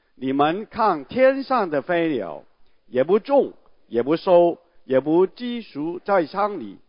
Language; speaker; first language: Chinese; native; Chinese